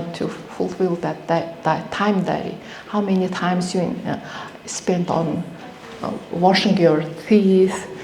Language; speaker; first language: English; non-native, fluent; Mongolian